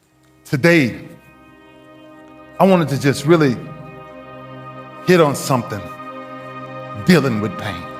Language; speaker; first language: English; native; English